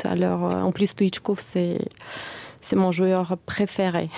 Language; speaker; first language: French; non-native, fluent; Bulgarian